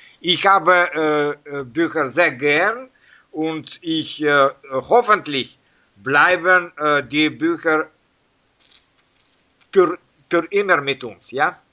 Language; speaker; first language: German; non-native, learner; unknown